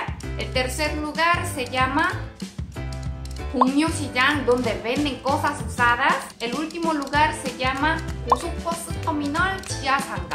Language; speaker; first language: Spanish; non-native, fluent; Korean